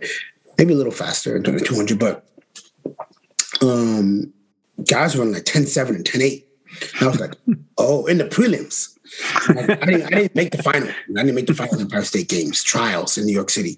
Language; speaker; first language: English; native; English